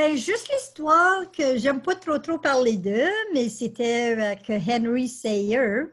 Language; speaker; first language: French; native; French